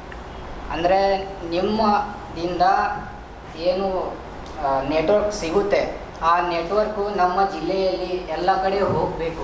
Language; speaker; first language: Kannada; non-native, local second language; Marathi